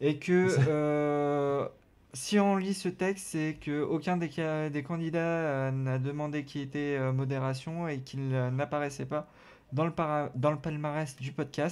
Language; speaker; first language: French; native; French